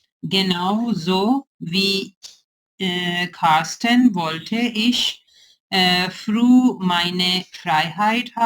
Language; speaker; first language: German; non-native, learner; Urdu